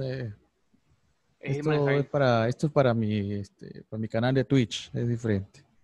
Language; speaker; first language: Spanish; native; Spanish